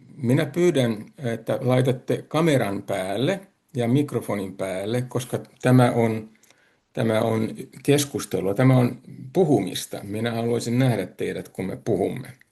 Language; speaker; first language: Finnish; native; Finnish